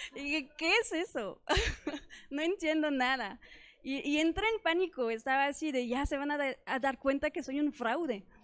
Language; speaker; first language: Spanish; non-native, fluent; French